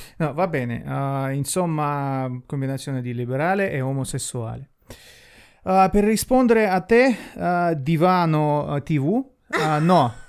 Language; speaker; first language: Italian; non-native, fluent; Russian